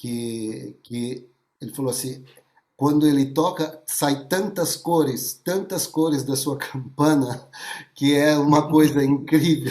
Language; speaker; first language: Portuguese; non-native, fluent; Spanish